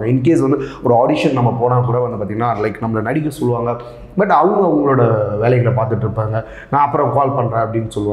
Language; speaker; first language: Tamil; native; Tamil